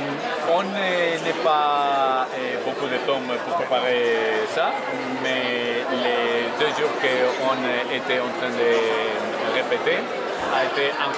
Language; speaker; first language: French; non-native, learner; Spanish